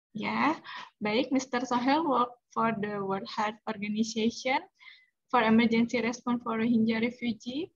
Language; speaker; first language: English; non-native, fluent; Indonesian